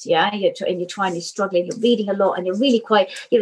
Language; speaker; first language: English; native; English